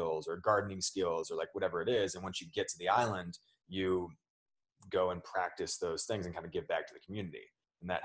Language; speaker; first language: English; native; English